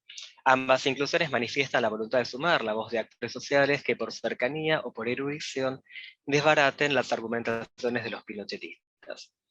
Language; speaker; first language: Spanish; native; Spanish